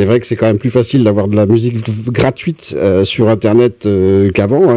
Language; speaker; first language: French; native; French